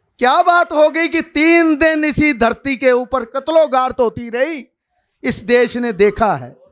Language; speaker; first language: Hindi; non-native, local second language; Punjabi